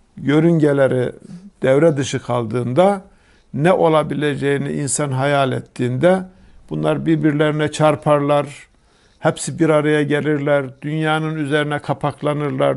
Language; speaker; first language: Turkish; native; Turkish